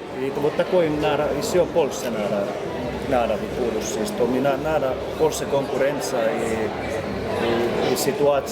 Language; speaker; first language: Russian; non-native, learner; Finnish